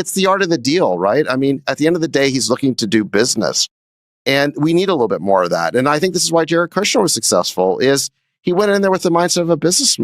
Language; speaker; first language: English; native; English